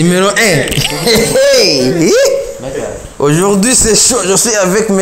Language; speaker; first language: French; non-native, local second language; Rundi